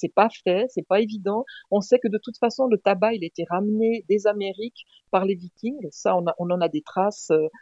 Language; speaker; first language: French; native; French